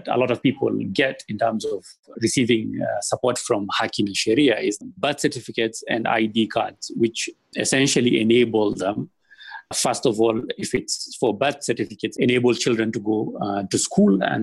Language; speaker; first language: English; non-native, local second language; Somali